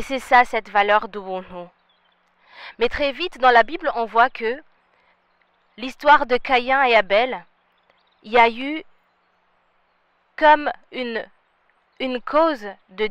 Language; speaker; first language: French; non-native, local second language; Rundi